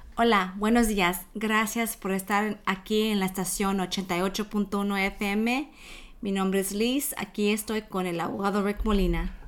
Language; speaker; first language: Spanish; early bilingual, heritage; Spanish